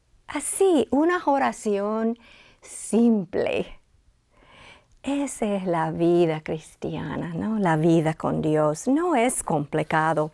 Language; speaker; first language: Spanish; non-native, fluent; English